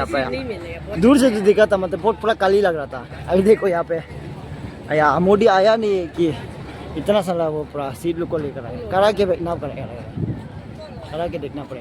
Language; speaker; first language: Hindi; non-native, local second language; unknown